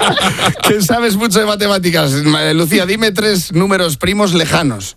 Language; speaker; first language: Spanish; native; Spanish